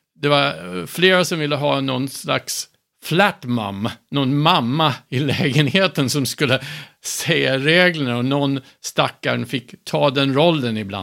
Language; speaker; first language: Swedish; non-native, fluent; English